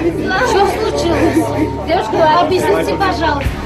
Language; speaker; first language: Russian; non-native, learner; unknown